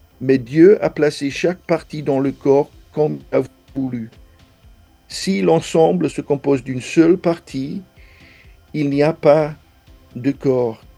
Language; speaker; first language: French; non-native, fluent; English